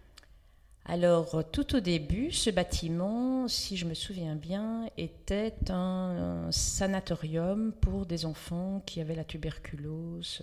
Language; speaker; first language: French; native; French